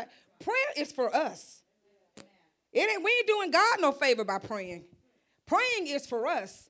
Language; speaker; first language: English; native; English